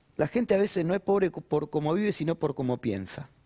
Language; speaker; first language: Spanish; native; Spanish